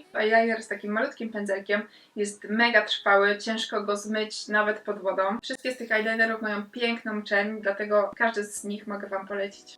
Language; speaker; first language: Polish; native; Polish